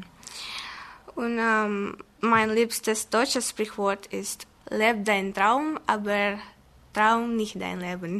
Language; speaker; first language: German; non-native, learner; Indonesian